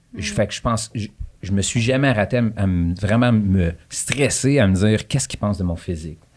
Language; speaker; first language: French; native; French